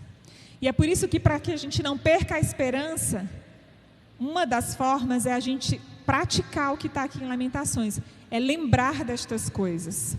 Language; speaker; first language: Portuguese; native; Portuguese